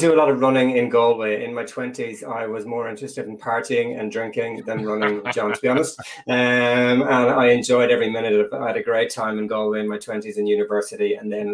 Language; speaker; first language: English; native; English